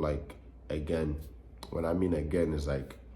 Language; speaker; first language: English; native; English